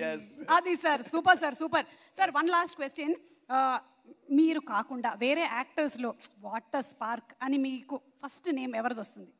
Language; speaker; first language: Telugu; native; Telugu